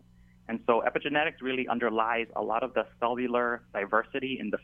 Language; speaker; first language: English; native; English